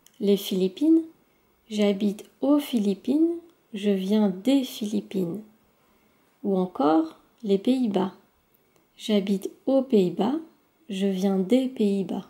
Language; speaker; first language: French; native; French